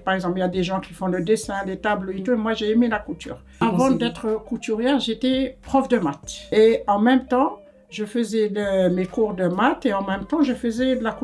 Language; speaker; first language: French; non-native, fluent; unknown